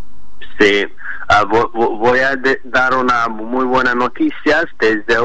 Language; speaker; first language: Spanish; non-native, learner; Azerbaijani